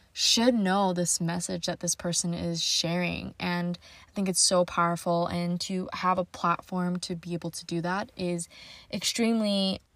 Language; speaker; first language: English; native; English